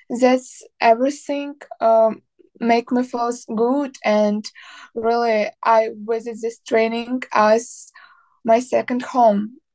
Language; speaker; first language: English; non-native, learner; Ukrainian